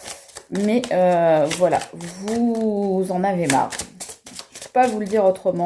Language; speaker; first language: French; native; French